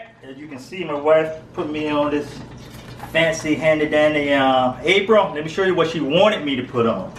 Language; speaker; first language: English; native; English